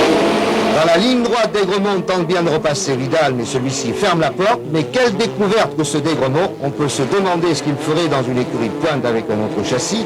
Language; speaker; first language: French; native; French